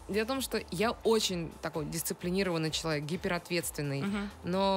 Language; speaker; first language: Russian; native; Russian